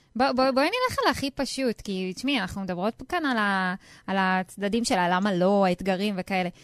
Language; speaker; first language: Hebrew; native; Hebrew